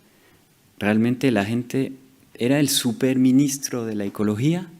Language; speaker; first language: Spanish; non-native, fluent; French